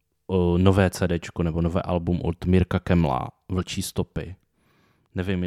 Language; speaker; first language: Czech; native; Czech